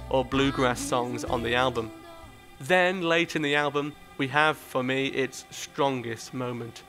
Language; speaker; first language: English; native; English